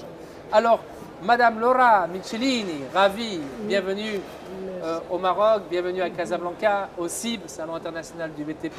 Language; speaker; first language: French; non-native, local second language; Arabic